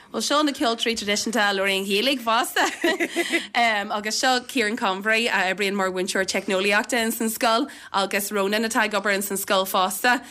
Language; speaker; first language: Irish; non-native, local second language; English